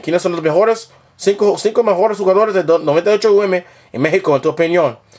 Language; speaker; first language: Spanish; non-native, learner; English